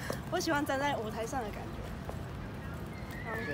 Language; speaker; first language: Chinese; early bilingual, other home language; Spanish